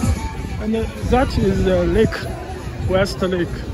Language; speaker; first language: English; non-native, learner; Chinese